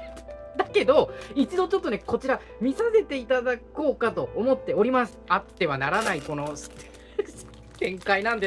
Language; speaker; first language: Japanese; native; Japanese